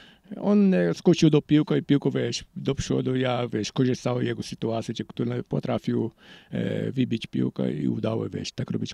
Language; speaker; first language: Polish; non-native, learner; Portuguese